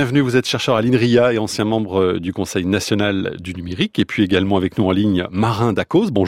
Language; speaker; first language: French; native; French